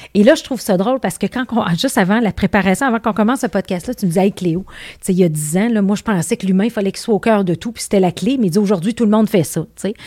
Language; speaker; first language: French; native; French